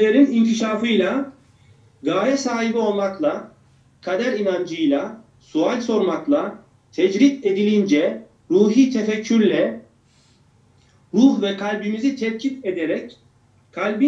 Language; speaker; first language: Turkish; native; Turkish